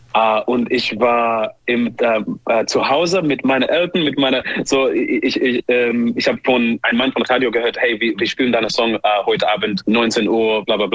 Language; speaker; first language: German; non-native, learner; English